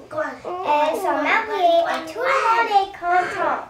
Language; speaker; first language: French; non-native, learner; English